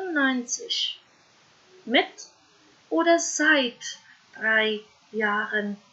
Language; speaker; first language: German; non-native, fluent; Macedonian